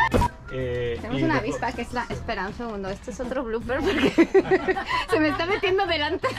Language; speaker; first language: Spanish; native; Spanish